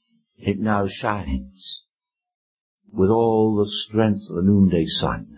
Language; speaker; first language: English; native; English